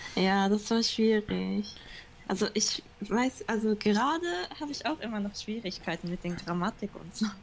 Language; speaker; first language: German; early bilingual, other home language; Japanese